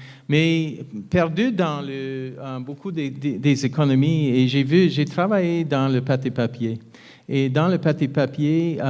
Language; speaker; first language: French; non-native, fluent; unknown